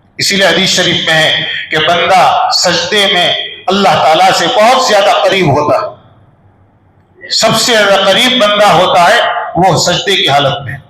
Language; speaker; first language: Urdu; non-native, local second language; Gujarati